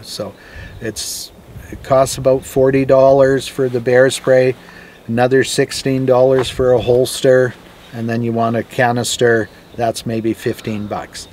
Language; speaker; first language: English; native; English